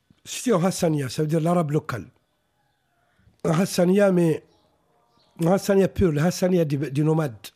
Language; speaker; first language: French; non-native, local second language; Arabic